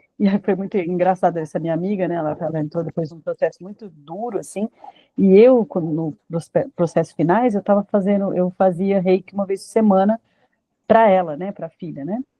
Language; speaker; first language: Portuguese; native; Portuguese